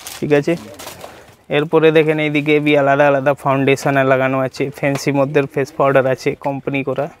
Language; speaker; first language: Bangla; non-native, local second language; Hindi